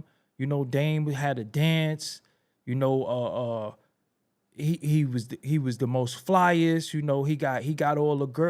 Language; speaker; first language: English; native; English